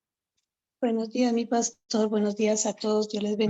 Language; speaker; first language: Spanish; native; Spanish